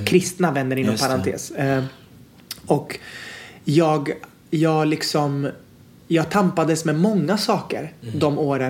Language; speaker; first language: Swedish; native; Swedish